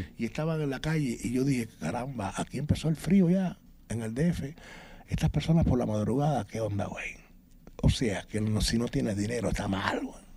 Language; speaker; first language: Spanish; native; Spanish